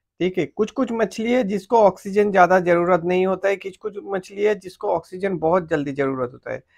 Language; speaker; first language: Hindi; native; Hindi